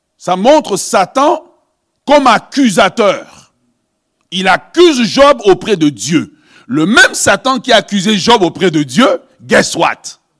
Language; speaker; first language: French; early bilingual, other home language; Lingala